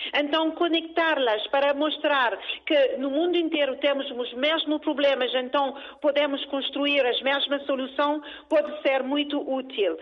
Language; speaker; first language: Portuguese; early bilingual, heritage; Portuguese